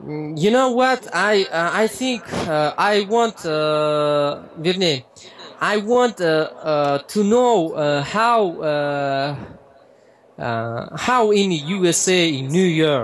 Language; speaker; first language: English; non-native, learner; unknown